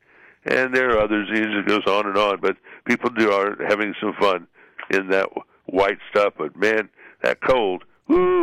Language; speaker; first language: English; native; English